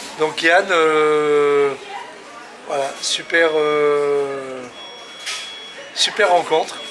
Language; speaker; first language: French; native; French